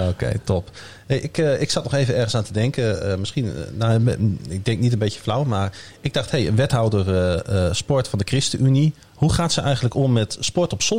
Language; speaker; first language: Dutch; native; Dutch